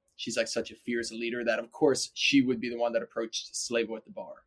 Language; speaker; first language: English; native; English